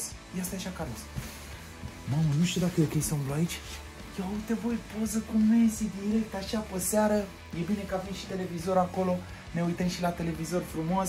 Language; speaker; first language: Romanian; native; Romanian